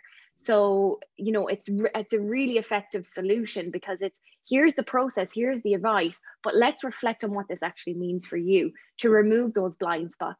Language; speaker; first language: English; native; English